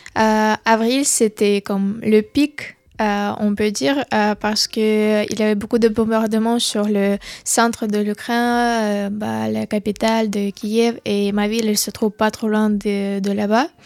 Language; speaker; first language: French; non-native, learner; Ukrainian